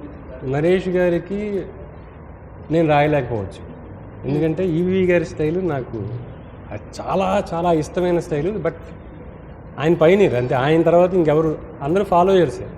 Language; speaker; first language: Telugu; native; Telugu